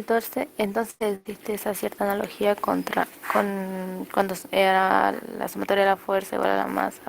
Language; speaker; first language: Spanish; native; Spanish